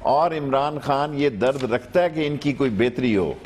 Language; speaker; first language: Urdu; native; Urdu